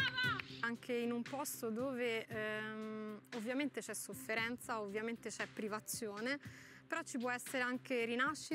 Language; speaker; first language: Italian; native; Italian